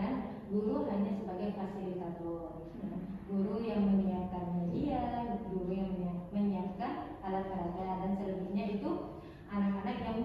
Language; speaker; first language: Indonesian; native; Indonesian